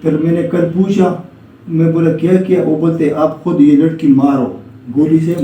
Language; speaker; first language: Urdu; non-native, local second language; Pashto